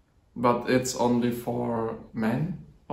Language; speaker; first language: English; non-native, fluent; German